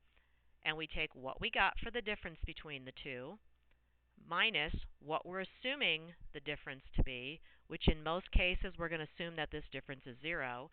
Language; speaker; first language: English; native; English